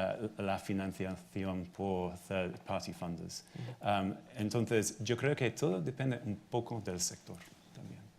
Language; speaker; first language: Spanish; non-native, fluent; English